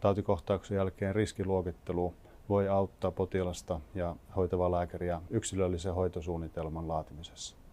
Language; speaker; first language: Finnish; native; Finnish